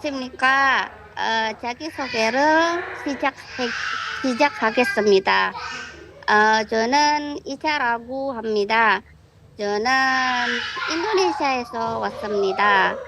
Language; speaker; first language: Korean; non-native, learner; Indonesian